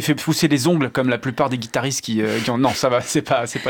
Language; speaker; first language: French; native; French